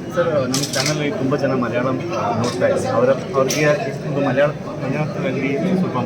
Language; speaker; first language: Kannada; non-native, local second language; Malayalam